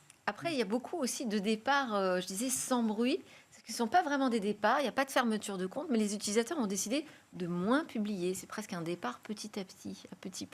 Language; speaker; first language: French; native; French